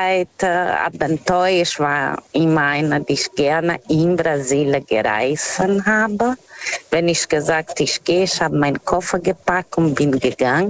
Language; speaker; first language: German; non-native, fluent; Portuguese